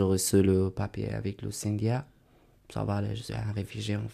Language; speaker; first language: French; non-native, learner; Arabic